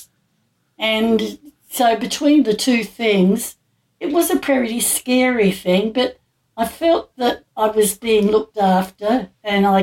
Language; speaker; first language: English; native; English